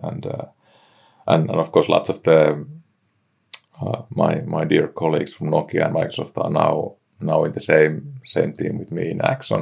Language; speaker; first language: English; non-native, fluent; Finnish